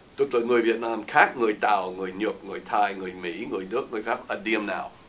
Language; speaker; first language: Vietnamese; non-native, fluent; English